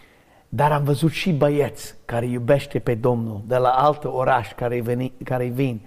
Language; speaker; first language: Romanian; non-native, learner; English